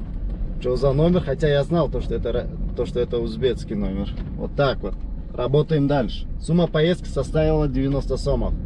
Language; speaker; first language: Russian; non-native, local second language; Kyrgyz